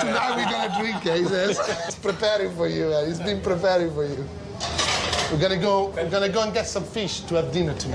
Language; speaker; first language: English; non-native, fluent; Italian